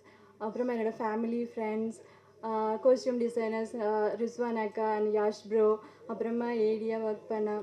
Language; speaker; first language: Tamil; non-native, learner; Malayalam